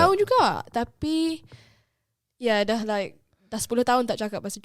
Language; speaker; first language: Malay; early bilingual, heritage; Malay